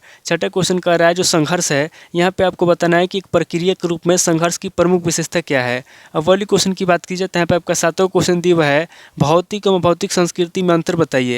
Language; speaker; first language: Hindi; native; Hindi